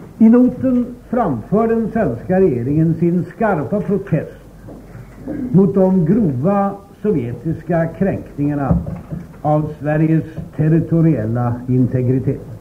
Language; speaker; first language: Swedish; native; Swedish